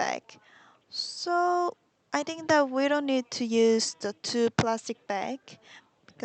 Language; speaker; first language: English; non-native, learner; Korean